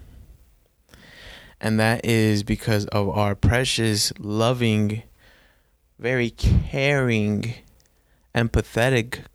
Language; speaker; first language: English; early bilingual, other home language; Spanish